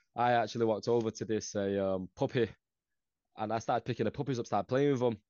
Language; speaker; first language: English; early bilingual, other home language; Northeastern Thai